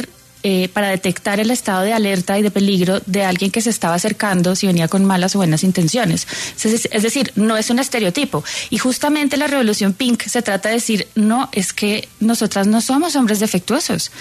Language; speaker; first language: Spanish; native; Spanish